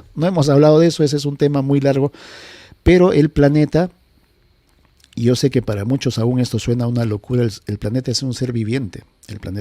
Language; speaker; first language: Spanish; native; Spanish